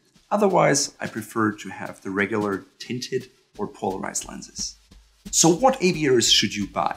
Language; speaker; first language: English; non-native, fluent; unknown